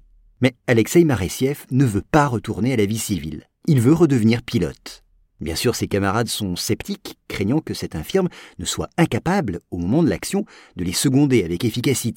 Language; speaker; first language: French; native; French